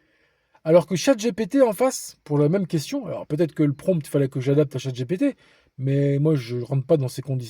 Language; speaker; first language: French; native; French